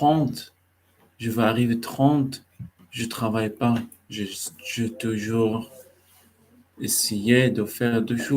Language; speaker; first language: French; non-native, learner; Arabic